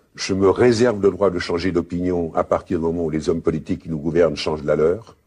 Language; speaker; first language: French; native; French